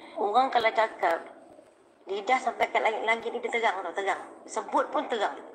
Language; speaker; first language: Malay; native; Malay